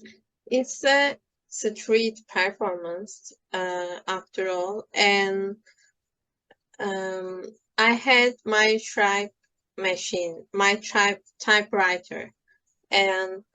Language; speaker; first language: English; non-native, fluent; Turkish